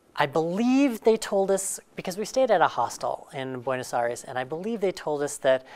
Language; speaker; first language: English; native; English